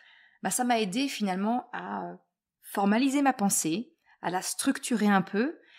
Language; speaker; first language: French; native; French